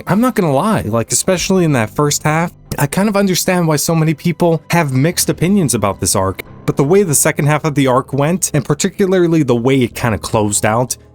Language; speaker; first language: English; native; English